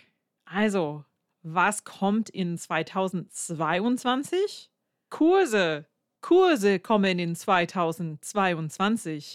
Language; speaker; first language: German; non-native, fluent; English